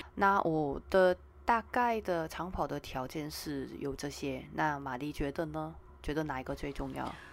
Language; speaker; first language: Chinese; non-native, fluent; Korean